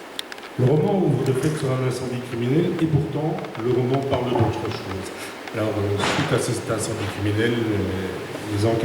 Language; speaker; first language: French; native; French